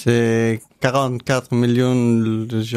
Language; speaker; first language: French; non-native, learner; Persian